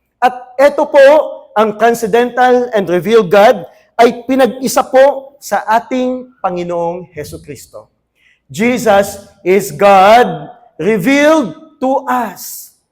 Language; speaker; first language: Filipino; native; Filipino